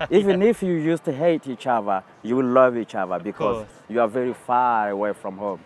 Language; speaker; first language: English; non-native, fluent; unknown